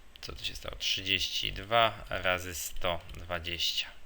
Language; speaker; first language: Polish; native; Polish